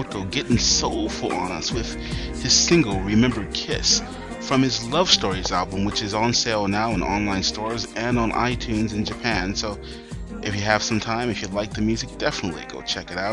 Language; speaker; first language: English; native; English